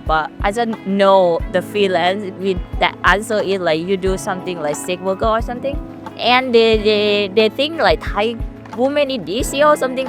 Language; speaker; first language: English; non-native, learner; Thai